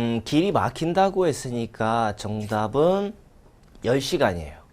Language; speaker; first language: Korean; non-native, fluent; Russian